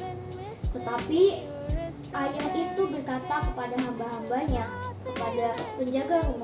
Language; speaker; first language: Indonesian; native; Indonesian